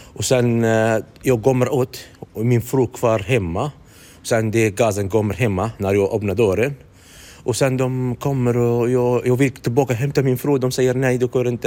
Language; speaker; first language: Swedish; non-native, learner; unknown